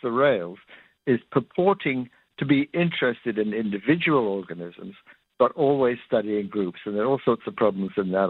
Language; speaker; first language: English; native; English